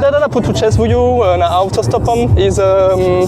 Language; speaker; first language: Russian; non-native, learner; French